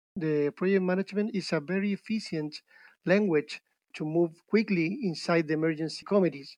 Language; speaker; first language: English; non-native, fluent; Spanish